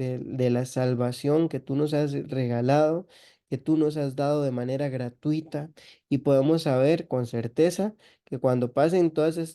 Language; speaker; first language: Spanish; native; Spanish